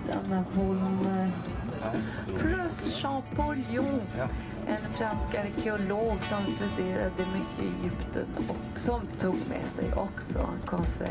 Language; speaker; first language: Swedish; non-native, fluent; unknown